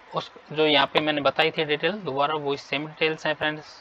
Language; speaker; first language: Hindi; native; Hindi